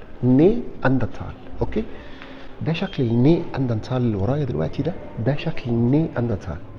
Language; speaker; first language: Arabic; native; Arabic